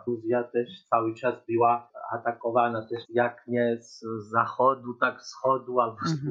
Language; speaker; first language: Polish; non-native, fluent; Georgian